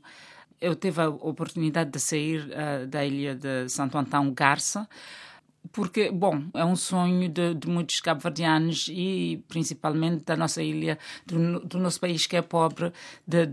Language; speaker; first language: Portuguese; non-native, local second language; Kabuverdianu